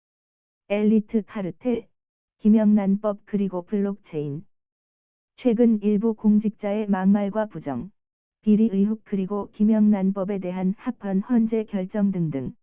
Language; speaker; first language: Korean; native; Korean